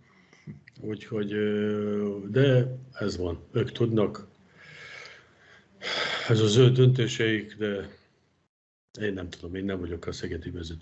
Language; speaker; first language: Hungarian; non-native, fluent; Serbian